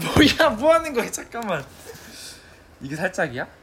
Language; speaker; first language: Korean; native; Korean